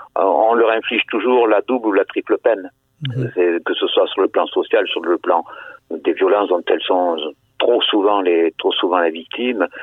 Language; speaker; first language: French; native; French